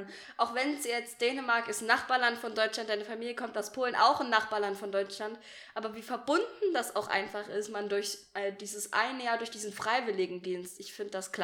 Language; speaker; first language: German; native; German